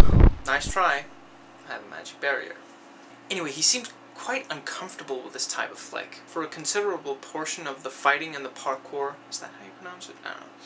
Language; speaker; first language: English; native; English